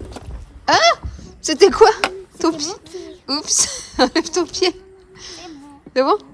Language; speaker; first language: French; native; French